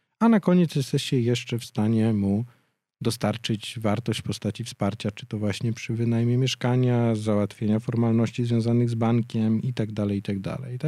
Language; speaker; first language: Polish; native; Polish